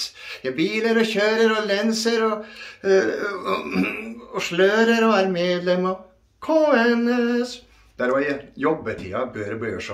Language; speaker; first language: Norwegian; native; Norwegian